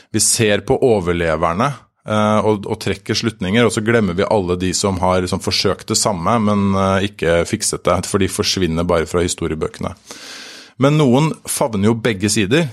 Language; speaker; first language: Norwegian; native; Norwegian